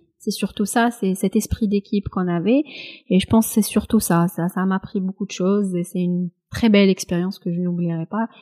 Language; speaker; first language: French; non-native, local second language; Kabyle